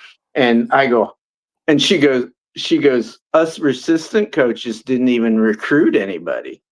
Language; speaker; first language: English; native; English